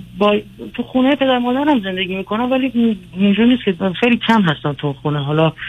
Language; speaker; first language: Persian; early bilingual, other home language; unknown